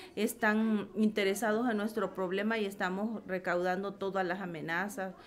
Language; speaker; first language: Spanish; native; Spanish